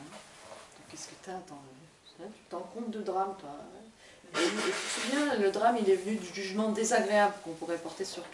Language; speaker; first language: French; native; French